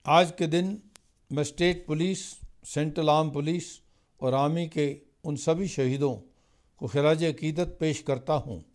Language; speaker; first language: Hindi; non-native, local second language; Punjabi